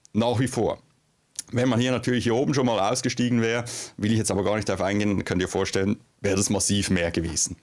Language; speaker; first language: German; native; German